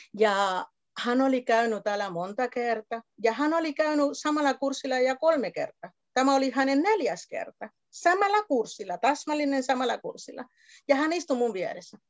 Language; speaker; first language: Finnish; non-native, fluent; Spanish